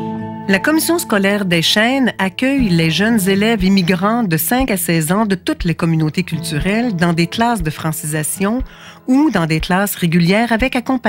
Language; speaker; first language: French; native; French